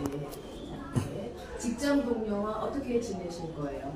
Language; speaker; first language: Korean; non-native, fluent; Nepali